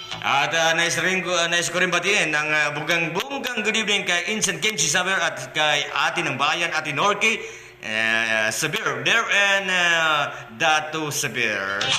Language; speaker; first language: Filipino; non-native, local second language; Maranao